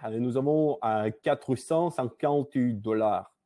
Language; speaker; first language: French; non-native, learner; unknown